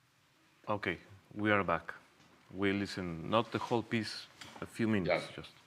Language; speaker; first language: English; non-native, fluent; Spanish